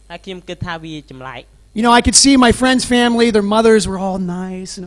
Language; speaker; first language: English; native; English